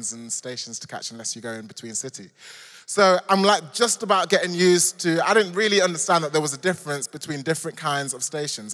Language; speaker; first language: English; native; English